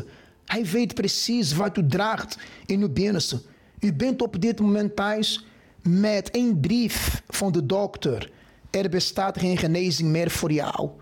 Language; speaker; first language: Dutch; non-native, fluent; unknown